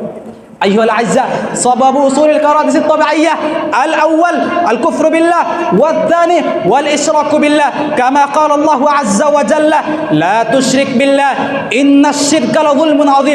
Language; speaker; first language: Arabic; non-native, learner; Bangla